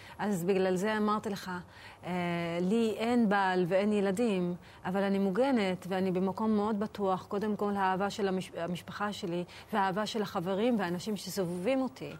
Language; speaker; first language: Hebrew; non-native, local second language; Arabic